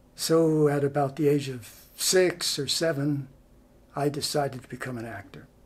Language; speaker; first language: English; native; English